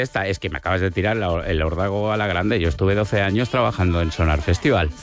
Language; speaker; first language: Spanish; native; Spanish